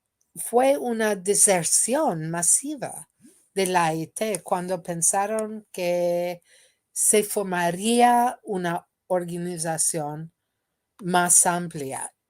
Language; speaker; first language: Spanish; non-native, fluent; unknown